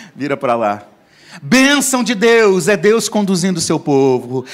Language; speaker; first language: Portuguese; native; Portuguese